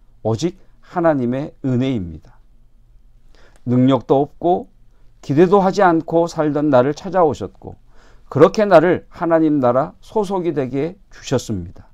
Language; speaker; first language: Korean; native; Korean